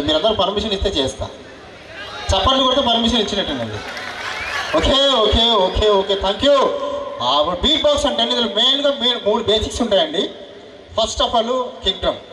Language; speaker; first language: Telugu; native; Telugu